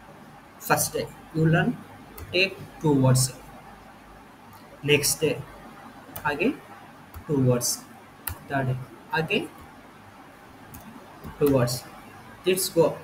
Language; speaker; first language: English; non-native, learner; Telugu